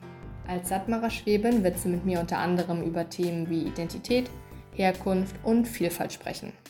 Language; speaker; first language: German; native; German